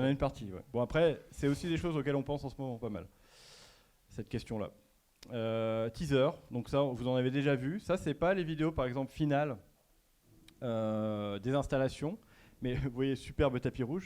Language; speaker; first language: French; native; French